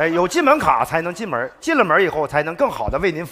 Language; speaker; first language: Chinese; native; Chinese